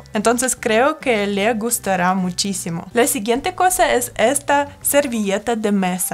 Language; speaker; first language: Spanish; non-native, fluent; Russian